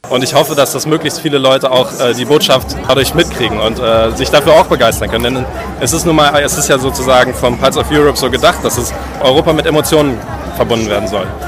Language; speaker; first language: German; native; German